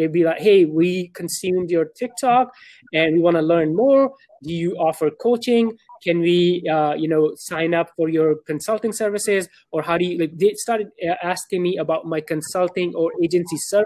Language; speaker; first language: English; non-native, local second language; Urdu